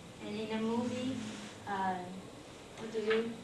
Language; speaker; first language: English; non-native, learner; Chinese